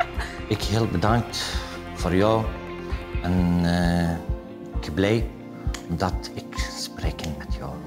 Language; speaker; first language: Dutch; non-native, learner; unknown